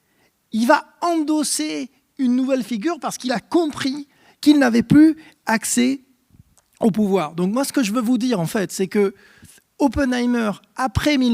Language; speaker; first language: French; native; French